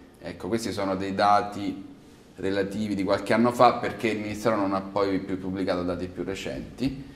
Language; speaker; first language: Italian; native; Italian